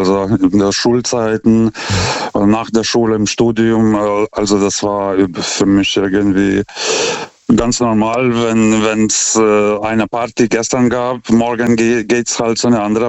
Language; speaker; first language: German; non-native, fluent; Lithuanian